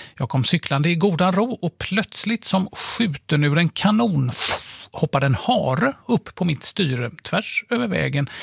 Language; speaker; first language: Swedish; native; Swedish